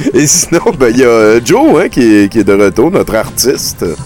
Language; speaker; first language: French; native; French